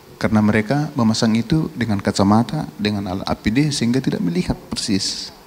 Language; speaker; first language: Indonesian; non-native, local second language; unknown